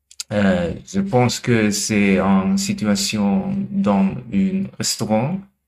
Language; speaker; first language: French; non-native, learner; German